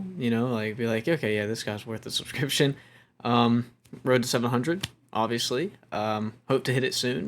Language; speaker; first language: English; native; English